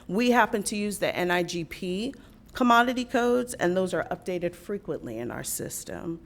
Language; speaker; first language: English; native; English